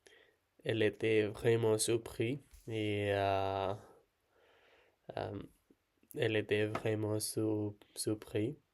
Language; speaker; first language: French; non-native, learner; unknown